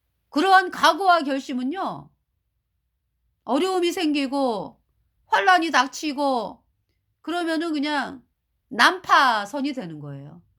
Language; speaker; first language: Korean; native; Korean